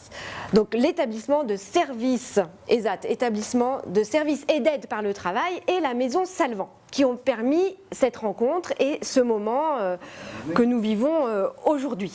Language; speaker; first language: French; native; French